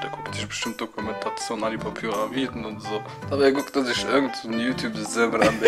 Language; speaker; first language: German; native; German